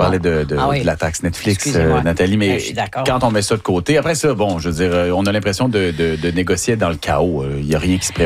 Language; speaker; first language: French; native; French